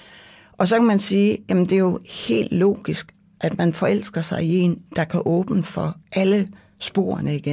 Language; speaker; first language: Danish; native; Danish